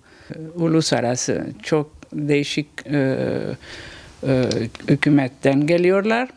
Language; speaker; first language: Turkish; non-native, learner; Italian